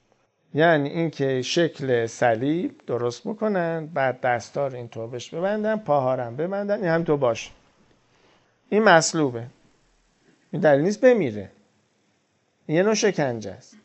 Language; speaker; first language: Persian; native; Persian